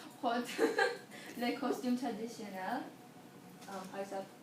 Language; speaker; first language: French; non-native, learner; English